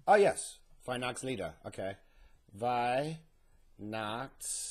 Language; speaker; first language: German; non-native, learner; English